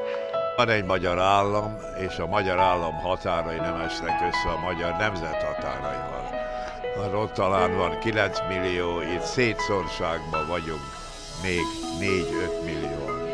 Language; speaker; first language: Hungarian; early bilingual, heritage; Hungarian